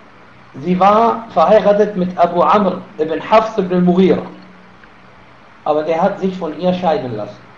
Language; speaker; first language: German; non-native, fluent; Arabic